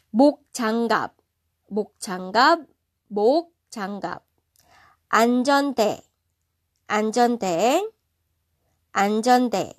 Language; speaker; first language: Korean; non-native, fluent; Filipino